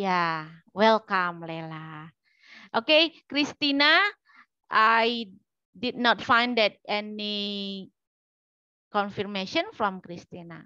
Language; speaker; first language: English; non-native, learner; Indonesian